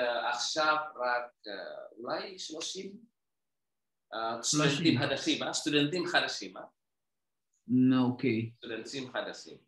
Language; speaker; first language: Hebrew; non-native, learner; Indonesian